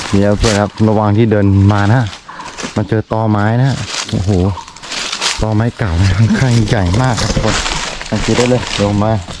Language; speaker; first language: Thai; non-native, local second language; Karen languages